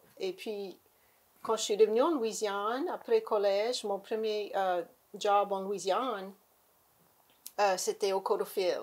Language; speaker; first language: French; native; French